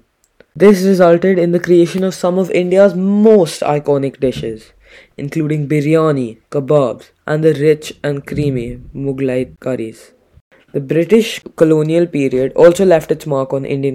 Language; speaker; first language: English; non-native, local second language; Hindi